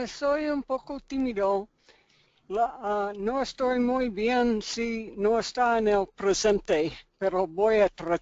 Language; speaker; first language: Spanish; non-native, learner; English